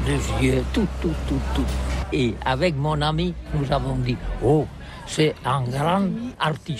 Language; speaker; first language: French; non-native, learner; Catalan